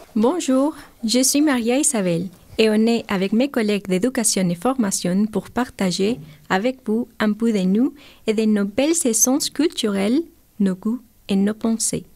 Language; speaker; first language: French; non-native, fluent; Spanish